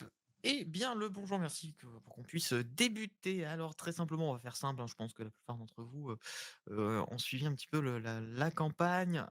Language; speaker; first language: French; native; French